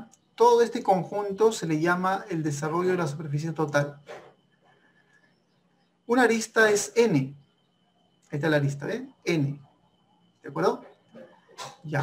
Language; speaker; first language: Spanish; native; Spanish